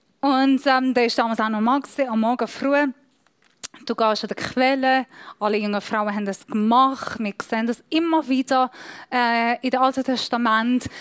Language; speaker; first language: German; non-native, fluent; Persian